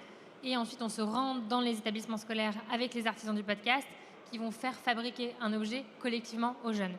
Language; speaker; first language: French; native; French